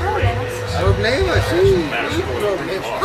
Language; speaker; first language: Spanish; non-native, learner; English